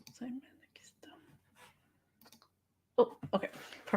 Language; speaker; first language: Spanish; early bilingual, heritage; Spanish